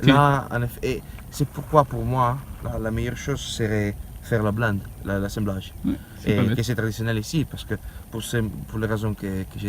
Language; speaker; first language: French; non-native, learner; Italian